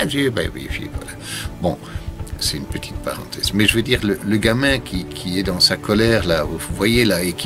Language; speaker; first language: French; native; French